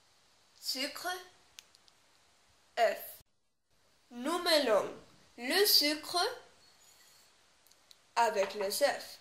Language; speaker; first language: French; non-native, learner; Spanish